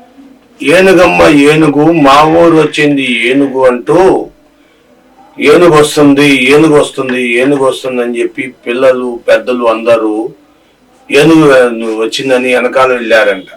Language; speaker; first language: Telugu; native; Telugu